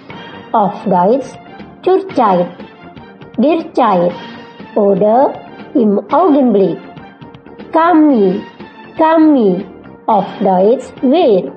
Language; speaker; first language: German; non-native, fluent; Indonesian